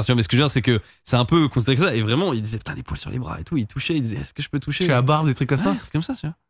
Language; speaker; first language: French; native; French